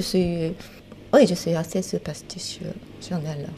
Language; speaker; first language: French; non-native, fluent; Japanese